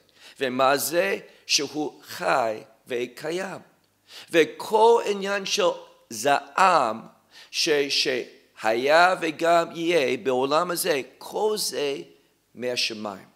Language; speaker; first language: Hebrew; non-native, fluent; English